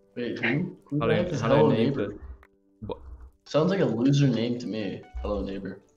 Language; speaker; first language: English; native; English